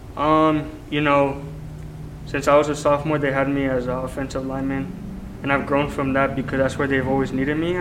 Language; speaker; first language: English; native; English